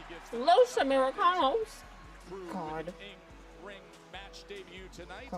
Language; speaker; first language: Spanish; non-native, learner; English